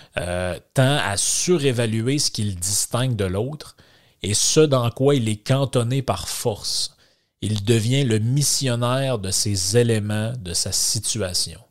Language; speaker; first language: French; native; French